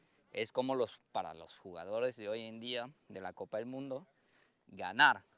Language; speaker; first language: Spanish; non-native, fluent; Portuguese